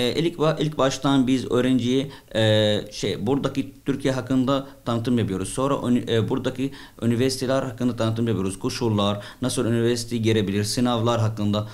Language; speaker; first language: Turkish; non-native, fluent; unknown